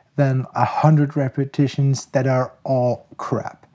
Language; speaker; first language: English; non-native, fluent; German